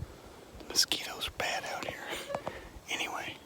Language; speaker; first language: English; native; English